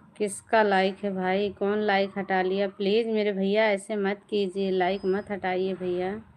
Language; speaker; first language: Hindi; native; Hindi